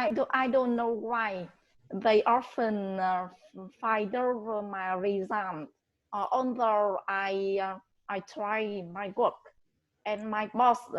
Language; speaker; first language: English; non-native, learner; Vietnamese